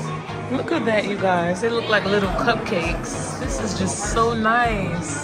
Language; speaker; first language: English; native; English